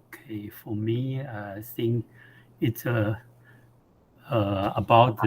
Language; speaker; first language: English; non-native, learner; Chinese